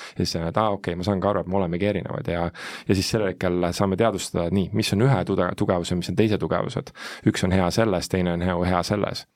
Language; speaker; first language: Estonian; native; Estonian